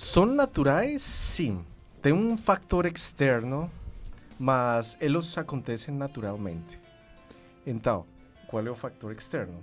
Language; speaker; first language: Portuguese; non-native, fluent; Spanish